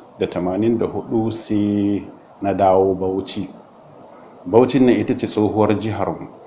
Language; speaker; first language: Hausa; native; Hausa